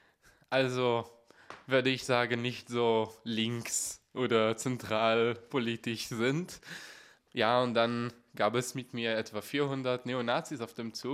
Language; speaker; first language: German; non-native, fluent; Hebrew